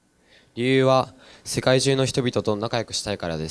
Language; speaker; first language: Japanese; non-native, learner; English